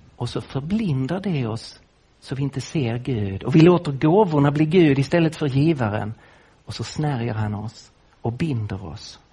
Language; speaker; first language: Swedish; native; Swedish